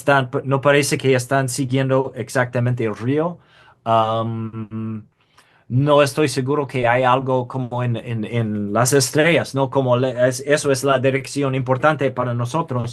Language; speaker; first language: Spanish; non-native, fluent; English